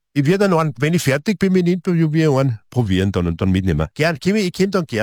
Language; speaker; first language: German; native; German